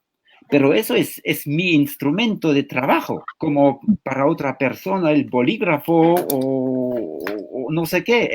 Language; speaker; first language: Spanish; non-native, fluent; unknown